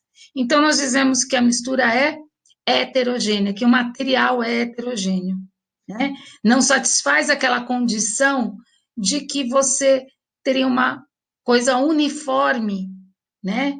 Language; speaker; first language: Portuguese; native; Portuguese